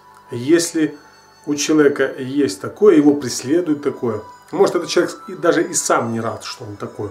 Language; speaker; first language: Russian; native; Russian